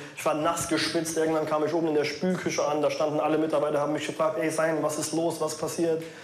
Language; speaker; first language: German; early bilingual, other home language; Arabic